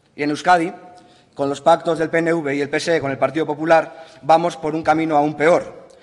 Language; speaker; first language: Spanish; native; Spanish